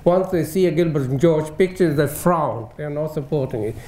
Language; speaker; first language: English; non-native, fluent; German